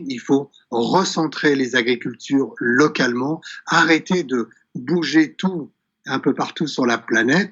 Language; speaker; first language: French; native; French